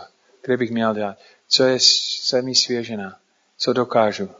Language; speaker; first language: Czech; non-native, fluent; English